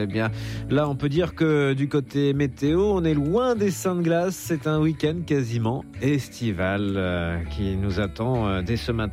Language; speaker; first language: French; native; French